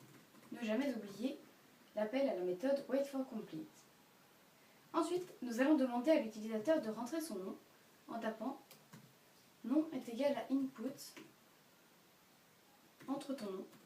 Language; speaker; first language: French; native; French